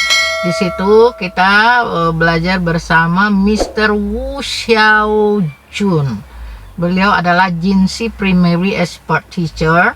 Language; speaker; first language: Indonesian; native; Indonesian